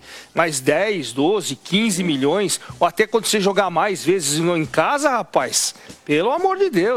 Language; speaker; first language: Portuguese; native; Portuguese